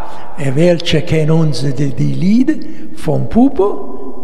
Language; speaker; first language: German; non-native, learner; Italian